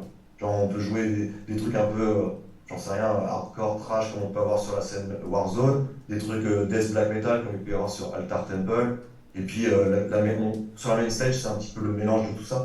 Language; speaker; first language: French; native; French